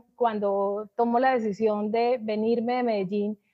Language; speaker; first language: Spanish; native; Spanish